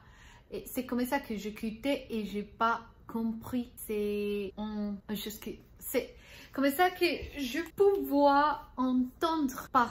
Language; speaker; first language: French; non-native, learner; Spanish